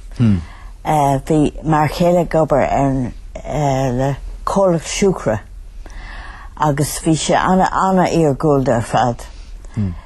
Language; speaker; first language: Irish; native; Irish